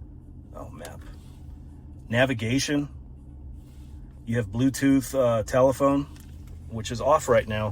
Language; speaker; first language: English; native; English